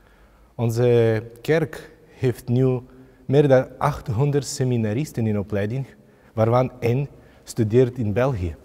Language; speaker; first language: Dutch; non-native, fluent; Ukrainian